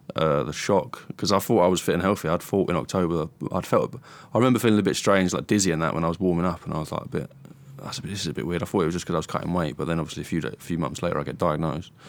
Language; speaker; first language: English; native; English